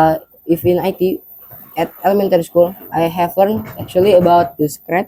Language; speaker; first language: English; non-native, learner; Indonesian